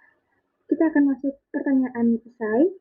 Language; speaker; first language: Indonesian; native; Indonesian